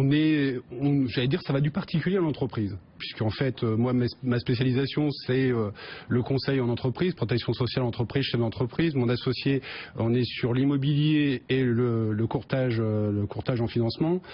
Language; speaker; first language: French; native; French